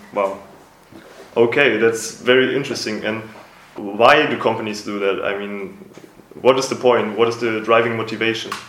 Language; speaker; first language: English; non-native, fluent; German